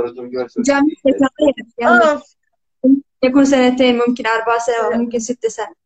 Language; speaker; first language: Arabic; non-native, learner; Turkish